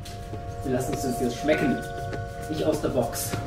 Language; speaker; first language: German; native; German